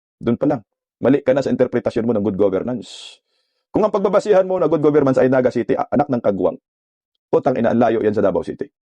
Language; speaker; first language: Filipino; non-native, local second language; Cebuano